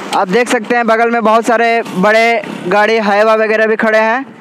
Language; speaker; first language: Hindi; native; Hindi